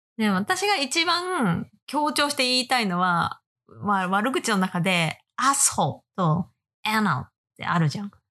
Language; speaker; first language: Japanese; native; Japanese